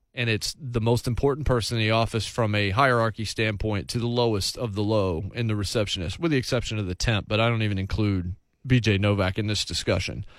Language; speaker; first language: English; native; English